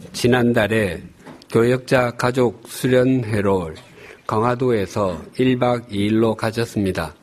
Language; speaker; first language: Korean; native; Korean